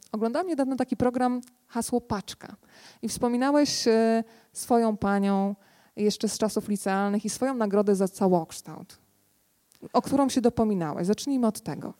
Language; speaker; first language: Polish; native; Polish